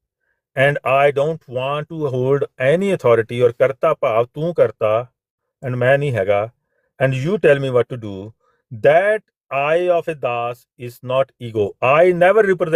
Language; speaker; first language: English; non-native, fluent; Punjabi